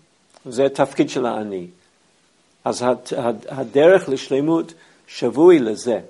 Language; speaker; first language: Hebrew; non-native, fluent; English